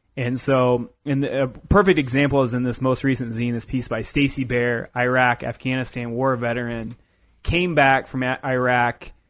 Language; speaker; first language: English; native; English